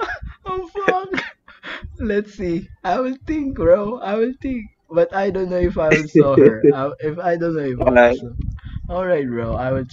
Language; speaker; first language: English; non-native, learner; Filipino